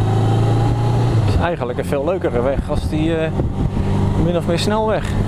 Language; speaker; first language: Dutch; native; Dutch